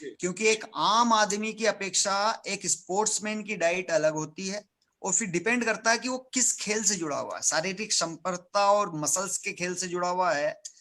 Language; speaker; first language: Hindi; native; Hindi